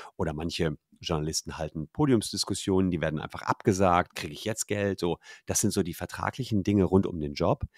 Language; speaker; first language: German; native; German